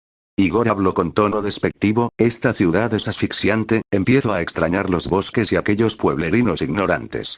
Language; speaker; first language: Spanish; native; Spanish